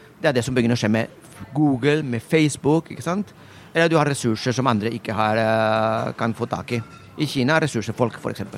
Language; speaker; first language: Norwegian; non-native, fluent; Spanish